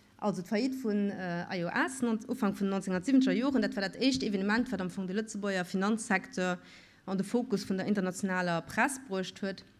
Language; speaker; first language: Luxembourgish; native; Luxembourgish